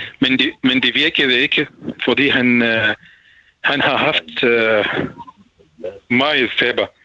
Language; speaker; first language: Danish; non-native, learner; Arabic